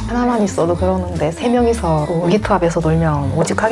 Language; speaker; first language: Korean; native; Korean